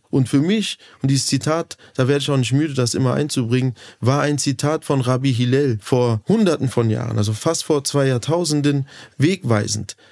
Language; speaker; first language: German; early bilingual, other home language; Turkish